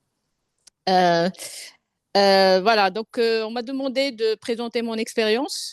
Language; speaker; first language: French; non-native, local second language; Arabic